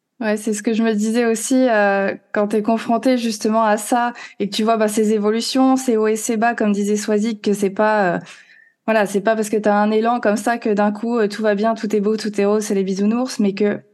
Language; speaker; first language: French; native; French